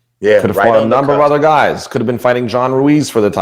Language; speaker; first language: English; native; English